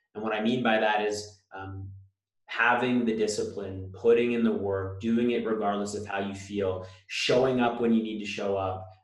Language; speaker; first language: English; native; English